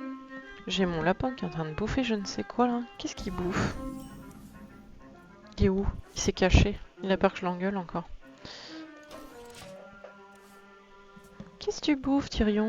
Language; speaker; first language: French; native; French